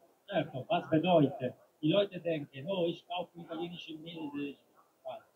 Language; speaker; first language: German; non-native, learner; Italian